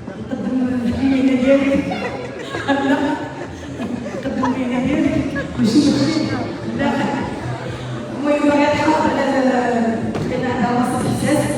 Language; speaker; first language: Arabic; native; Arabic